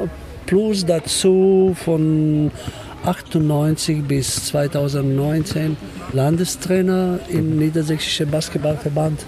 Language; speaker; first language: German; non-native, fluent; Romanian